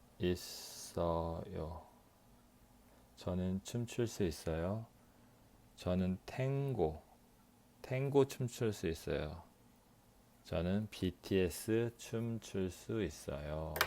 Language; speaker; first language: Korean; non-native, learner; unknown